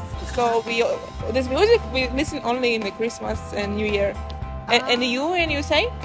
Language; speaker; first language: English; non-native, learner; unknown